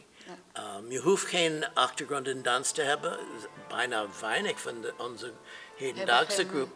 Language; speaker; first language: Dutch; non-native, fluent; English